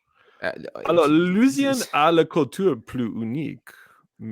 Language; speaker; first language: French; non-native, learner; English